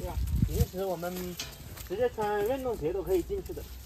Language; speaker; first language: Chinese; native; Chinese